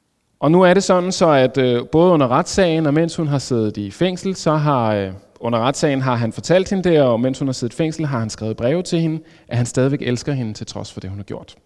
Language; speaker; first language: Danish; native; Danish